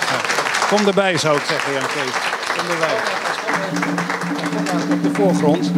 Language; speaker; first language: Dutch; native; Dutch